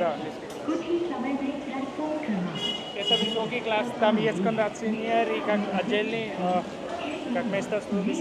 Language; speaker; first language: Russian; non-native, learner; Hindi